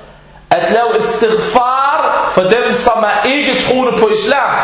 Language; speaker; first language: Danish; non-native, fluent; Arabic